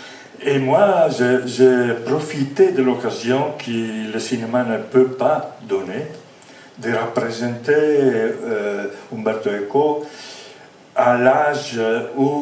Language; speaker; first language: French; non-native, fluent; Italian